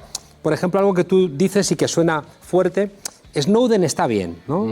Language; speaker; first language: Spanish; native; Spanish